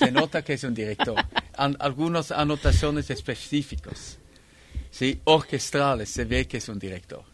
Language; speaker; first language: Spanish; non-native, fluent; Italian